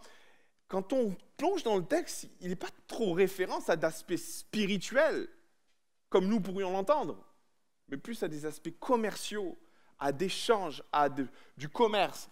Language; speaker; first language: French; native; French